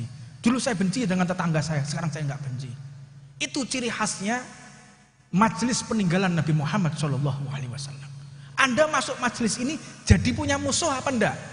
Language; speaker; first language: Indonesian; non-native, local second language; Javanese